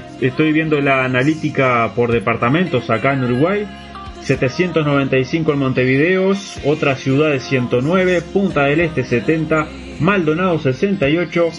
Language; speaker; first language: Spanish; native; Spanish